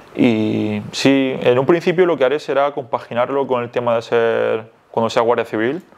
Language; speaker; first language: Spanish; native; Spanish